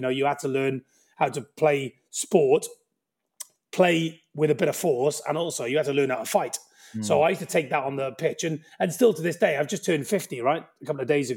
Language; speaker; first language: English; native; English